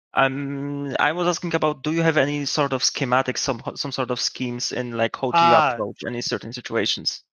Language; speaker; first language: English; non-native, learner; Polish